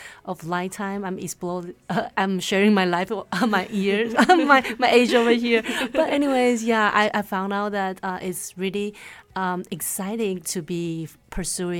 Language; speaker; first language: English; non-native, fluent; Chinese